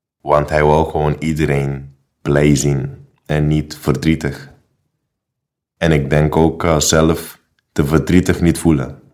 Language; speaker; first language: Dutch; non-native, local second language; Papiamento